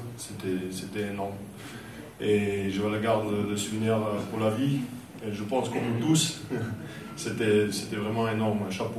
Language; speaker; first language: French; non-native, fluent; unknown